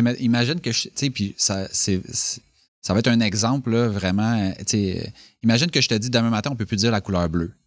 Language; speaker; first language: French; native; French